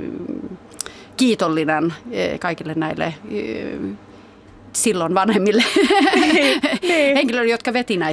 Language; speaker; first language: Finnish; early bilingual, heritage; Finnish